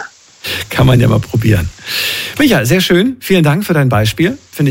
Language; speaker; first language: German; native; German